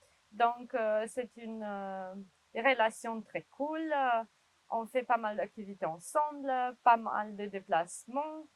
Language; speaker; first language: French; non-native, fluent; Romanian